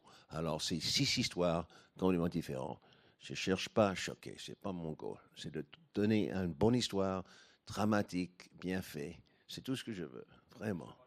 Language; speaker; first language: French; non-native, fluent; English